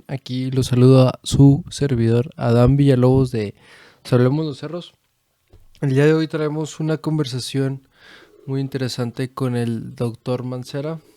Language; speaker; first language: Spanish; native; Spanish